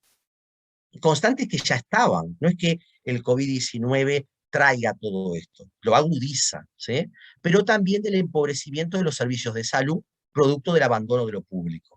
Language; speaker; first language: Spanish; native; Spanish